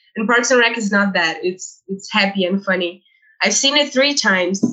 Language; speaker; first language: English; non-native, fluent; Portuguese